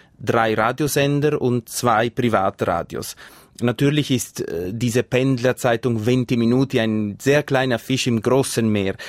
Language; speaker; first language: German; non-native, local second language; Italian